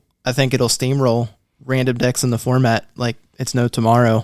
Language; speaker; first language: English; native; English